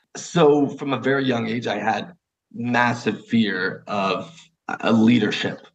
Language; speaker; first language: English; native; English